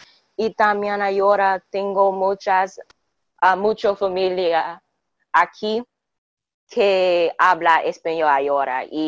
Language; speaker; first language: Spanish; non-native, learner; English